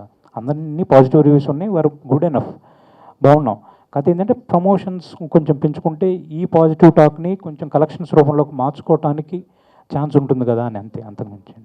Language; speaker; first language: Telugu; native; Telugu